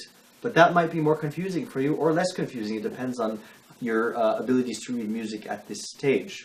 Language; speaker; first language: English; native; English